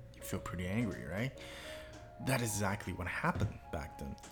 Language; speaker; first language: English; non-native, fluent; Chinese